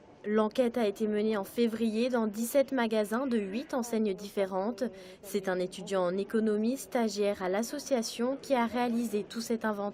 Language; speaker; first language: French; native; French